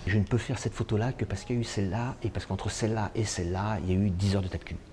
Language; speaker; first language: French; native; French